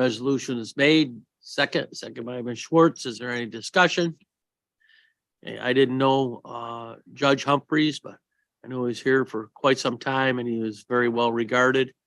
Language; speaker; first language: English; native; English